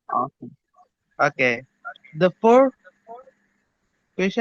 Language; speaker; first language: English; non-native, learner; Indonesian